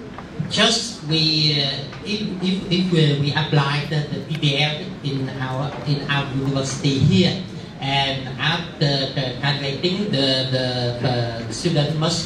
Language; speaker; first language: English; non-native, local second language; Vietnamese